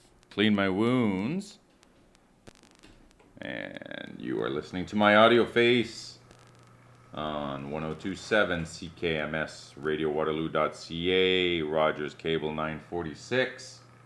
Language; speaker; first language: English; early bilingual, other home language; French